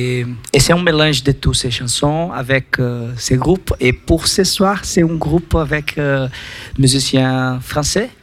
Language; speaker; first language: French; non-native, learner; Portuguese